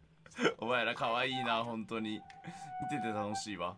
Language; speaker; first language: Japanese; native; Japanese